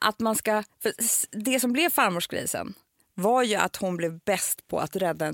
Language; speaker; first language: Swedish; native; Swedish